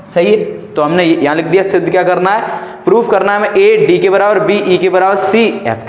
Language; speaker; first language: Hindi; native; Hindi